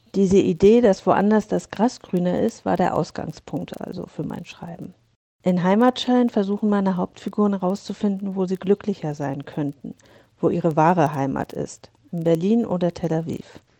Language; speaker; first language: German; native; German